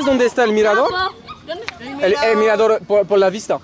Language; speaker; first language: Spanish; non-native, learner; French